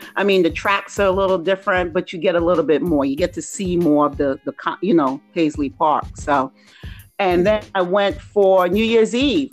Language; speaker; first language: English; native; English